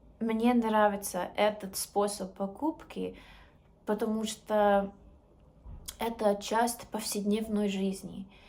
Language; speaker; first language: Russian; non-native, learner; English